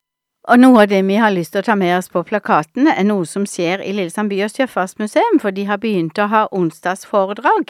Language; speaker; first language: Norwegian; native; Norwegian